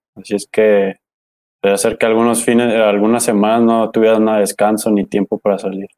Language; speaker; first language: Spanish; native; Spanish